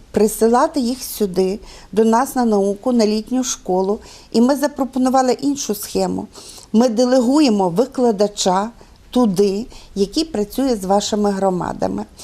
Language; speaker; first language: Ukrainian; native; Ukrainian